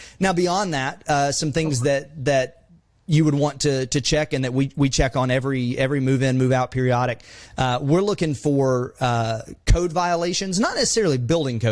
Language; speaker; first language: English; native; English